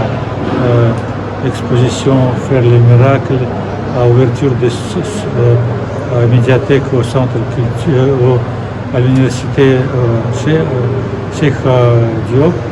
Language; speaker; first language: French; non-native, fluent; Russian